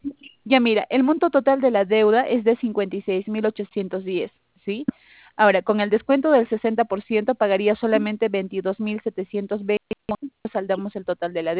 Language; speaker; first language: Spanish; native; Spanish